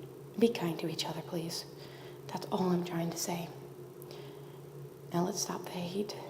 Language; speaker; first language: English; native; English